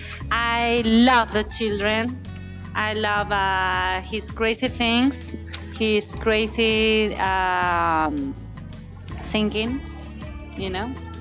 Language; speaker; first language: English; non-native, learner; Spanish